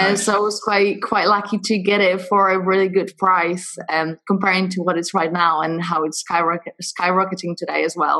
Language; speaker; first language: English; non-native, fluent; Polish